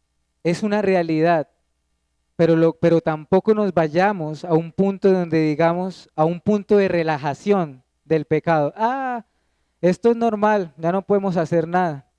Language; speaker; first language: Spanish; native; Spanish